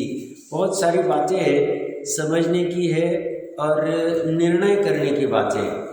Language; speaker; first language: Hindi; native; Hindi